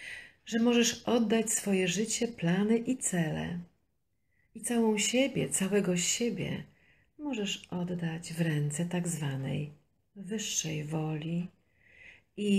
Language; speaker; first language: Polish; native; Polish